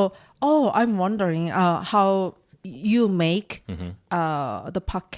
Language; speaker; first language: English; non-native, learner; Korean